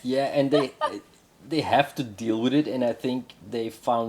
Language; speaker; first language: English; non-native, fluent; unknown